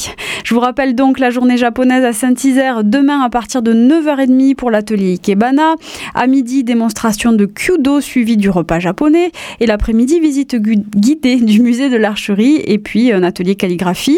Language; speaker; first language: French; native; French